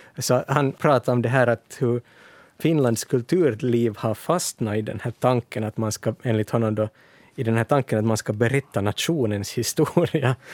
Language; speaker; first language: Swedish; native; Swedish